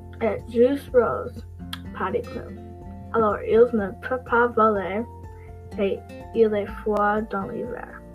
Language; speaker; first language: French; non-native, learner; English